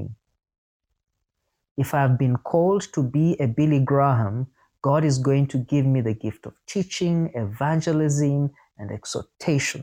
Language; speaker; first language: English; non-native, local second language; Ganda